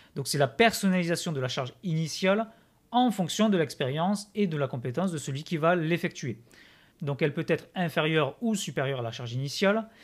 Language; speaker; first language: French; native; French